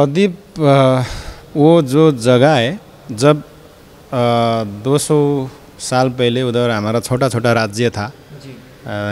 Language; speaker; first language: Hindi; non-native, learner; Nepali